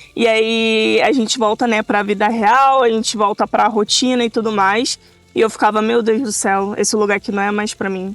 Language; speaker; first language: Portuguese; native; Portuguese